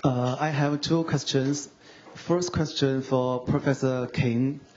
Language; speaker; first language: English; non-native, fluent; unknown